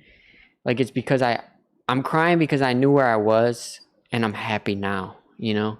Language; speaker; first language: English; native; English